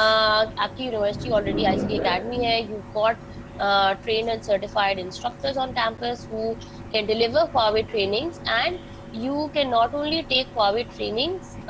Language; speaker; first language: English; non-native, local second language; Urdu